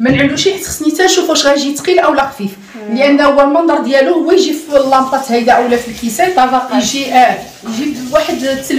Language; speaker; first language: Arabic; native; Arabic